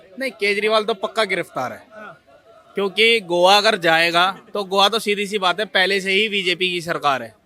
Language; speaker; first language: Hindi; native; Hindi